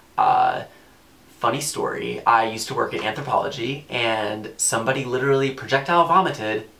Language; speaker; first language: English; native; English